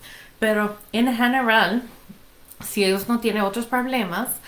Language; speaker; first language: Spanish; non-native, fluent; English